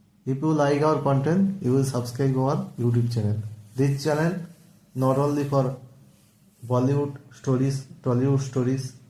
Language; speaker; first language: English; non-native, local second language; Bangla